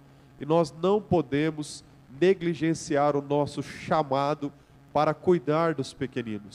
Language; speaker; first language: Portuguese; native; Portuguese